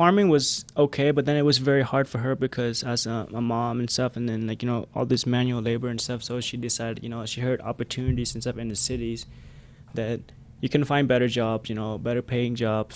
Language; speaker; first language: English; non-native, fluent; Khmer